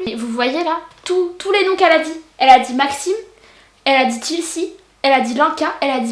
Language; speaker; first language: French; native; French